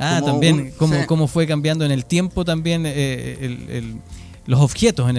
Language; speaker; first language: Spanish; native; Spanish